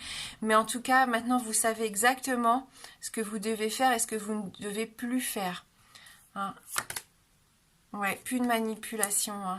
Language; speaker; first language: French; native; French